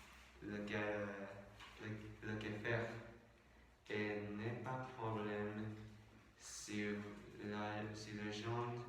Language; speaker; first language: French; non-native, learner; Spanish